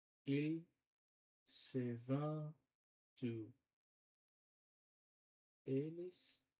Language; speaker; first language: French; non-native, learner; Portuguese